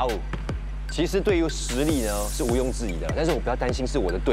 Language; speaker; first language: Chinese; native; Chinese